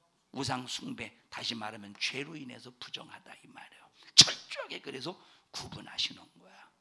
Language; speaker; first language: Korean; native; Korean